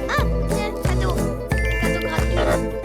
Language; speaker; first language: French; native; French